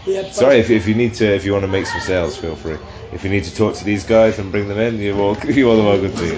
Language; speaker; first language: English; native; English